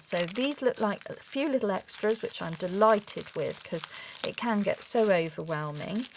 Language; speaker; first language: English; native; English